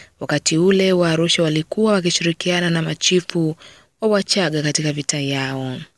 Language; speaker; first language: Swahili; native; Swahili